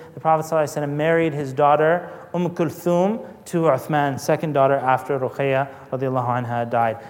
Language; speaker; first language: English; native; English